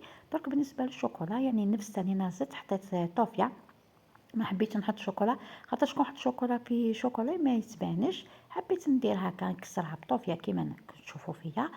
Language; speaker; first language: Arabic; native; Arabic